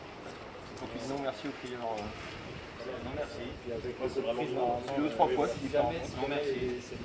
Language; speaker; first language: French; native; French